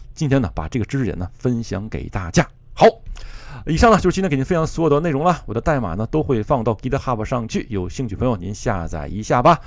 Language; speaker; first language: Chinese; native; Chinese